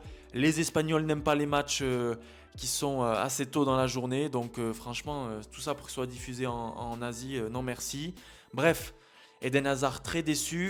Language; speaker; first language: French; native; French